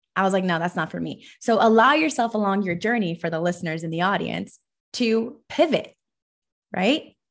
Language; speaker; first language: English; early bilingual, other home language; Persian